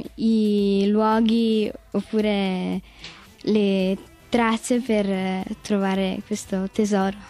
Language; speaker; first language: Italian; native; Italian